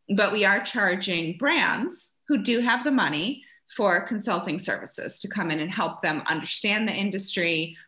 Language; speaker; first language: English; early bilingual, other home language; German